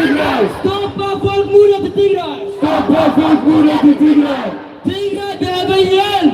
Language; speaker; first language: Swedish; early bilingual, other home language; Tigrinya